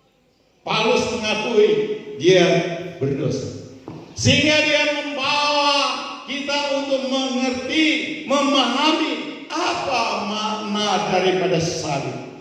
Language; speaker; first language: Indonesian; native; Indonesian